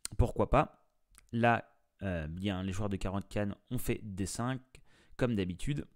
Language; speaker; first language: French; native; French